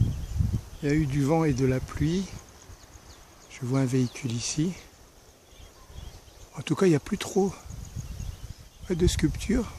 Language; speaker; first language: French; native; French